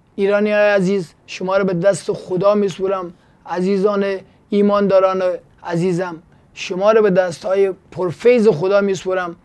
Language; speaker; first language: Persian; native; Persian